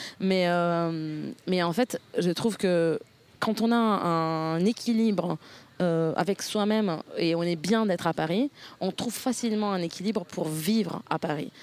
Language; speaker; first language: French; non-native, fluent; Italian